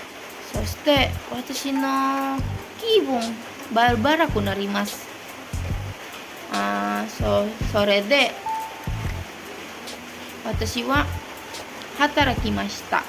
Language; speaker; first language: Japanese; non-native, learner; Indonesian